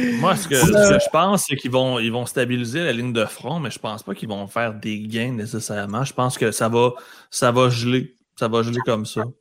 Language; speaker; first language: French; native; French